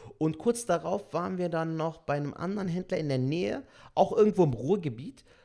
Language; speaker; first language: German; early bilingual, other home language; Turkish